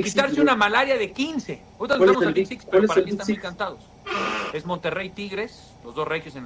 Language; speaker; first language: Spanish; native; Spanish